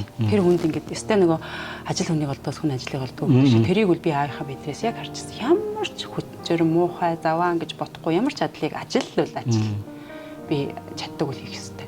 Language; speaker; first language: Mongolian; native; Mongolian